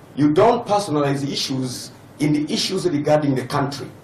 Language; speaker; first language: English; non-native, local second language; Swahili